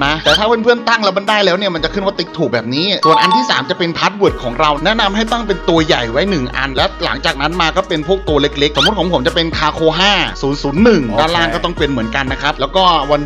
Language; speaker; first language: Thai; native; Thai